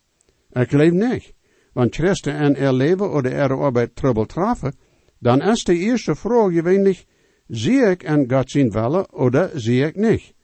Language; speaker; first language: German; non-native, learner; Dutch